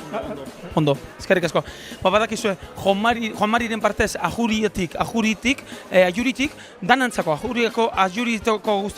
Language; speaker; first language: Basque; native; Basque